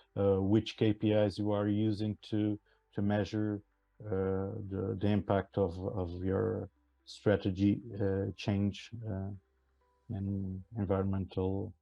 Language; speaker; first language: English; non-native, fluent; Portuguese